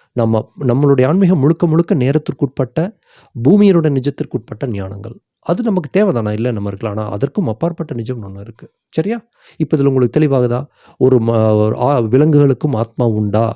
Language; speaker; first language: Tamil; native; Tamil